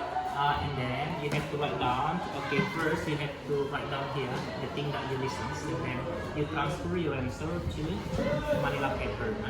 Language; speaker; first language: English; non-native, fluent; Indonesian